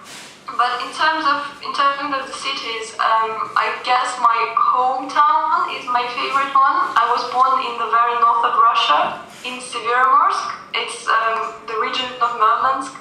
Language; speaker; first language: English; non-native, fluent; Russian